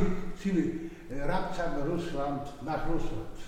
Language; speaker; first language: German; non-native, learner; Polish